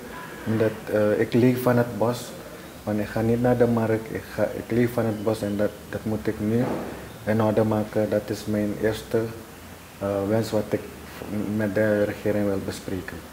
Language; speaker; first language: Dutch; non-native, local second language; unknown